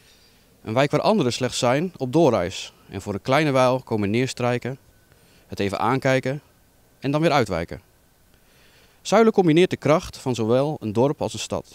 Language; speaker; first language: Dutch; native; Dutch